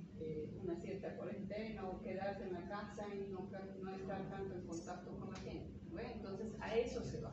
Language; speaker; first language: Spanish; native; Spanish